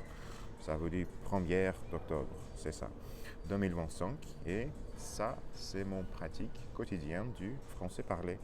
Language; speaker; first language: French; non-native, learner; Russian